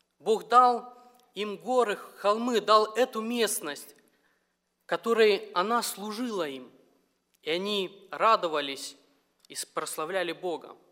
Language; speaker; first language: Russian; non-native, local second language; Romanian